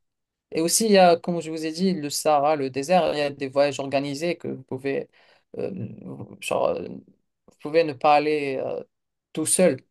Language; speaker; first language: French; non-native, local second language; Kabyle